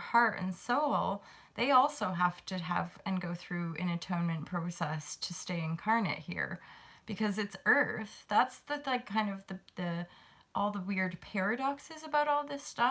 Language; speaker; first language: English; native; English